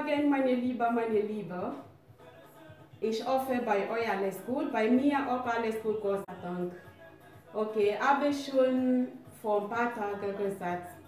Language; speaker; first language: German; non-native, learner; French